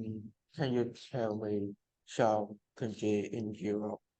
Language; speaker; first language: English; non-native, learner; Vietnamese